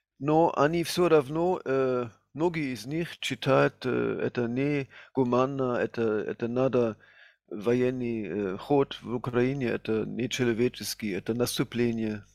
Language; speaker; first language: Russian; non-native, fluent; German